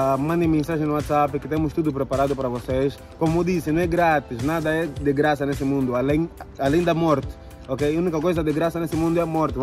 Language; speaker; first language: Portuguese; native; Portuguese